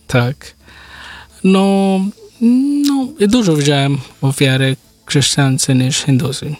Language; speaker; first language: Polish; non-native, learner; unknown